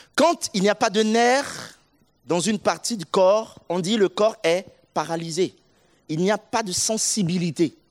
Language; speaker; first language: French; non-native, local second language; Sango